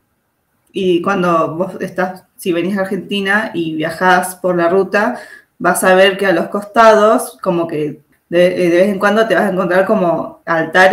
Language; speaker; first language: Spanish; native; Spanish